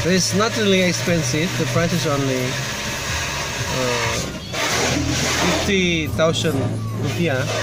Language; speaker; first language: English; non-native, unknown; Indonesian